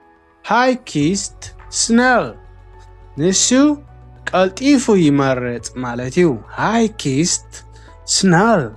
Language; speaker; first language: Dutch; non-native, fluent; Tigrinya